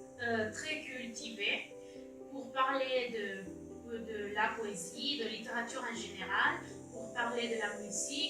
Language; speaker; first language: French; non-native, learner; Spanish